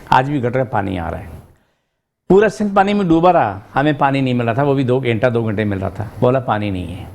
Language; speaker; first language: Urdu; non-native, local second language; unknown